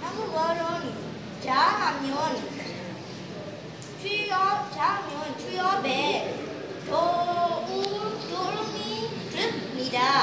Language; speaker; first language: Korean; non-native, learner; Burmese